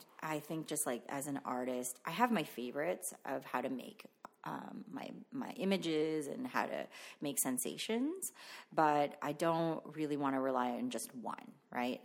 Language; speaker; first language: English; non-native, fluent; Filipino